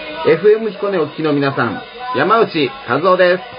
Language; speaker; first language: Japanese; native; Japanese